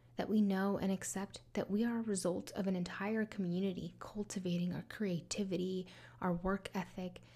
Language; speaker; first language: English; early bilingual, other home language; Spanish